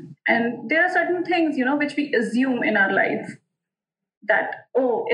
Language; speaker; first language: English; non-native, local second language; Hindi